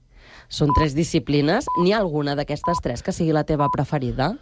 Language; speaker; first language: Catalan; native; Catalan